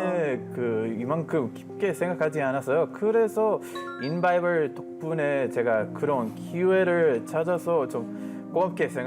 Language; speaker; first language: Korean; non-native, fluent; Hebrew